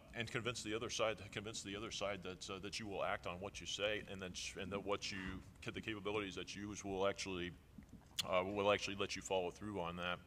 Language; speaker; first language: English; native; English